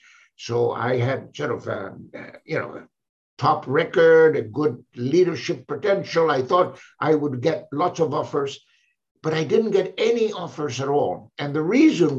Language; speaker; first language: English; non-native, fluent; Spanish